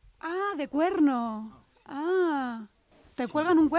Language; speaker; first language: Spanish; native; Spanish